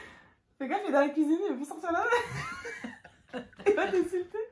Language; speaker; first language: French; native; French